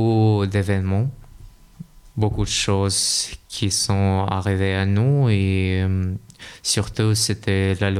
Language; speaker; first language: French; non-native, learner; Russian